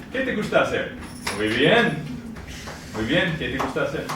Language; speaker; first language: Spanish; non-native, fluent; English